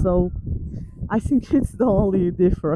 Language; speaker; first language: English; non-native, learner; Portuguese